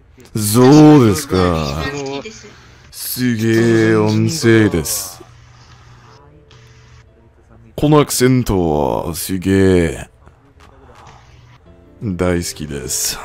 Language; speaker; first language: Japanese; non-native, learner; English